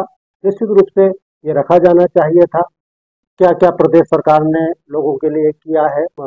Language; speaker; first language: Hindi; native; Hindi